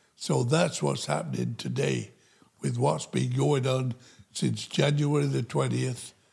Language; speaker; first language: English; native; English